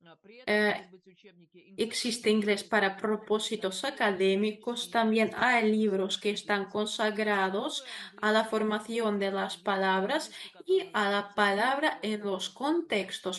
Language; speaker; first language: Spanish; non-native, fluent; Russian